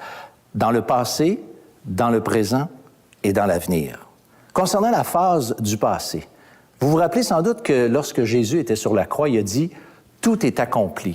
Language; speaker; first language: French; native; French